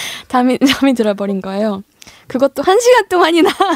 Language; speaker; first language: Korean; early bilingual, heritage; Korean